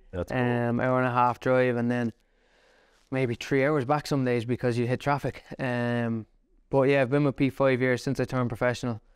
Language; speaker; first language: English; native; English